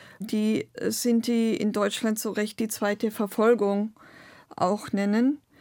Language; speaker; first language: German; non-native, local second language; Romany